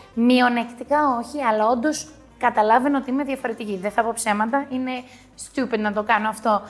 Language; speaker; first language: Greek; early bilingual, heritage; Greek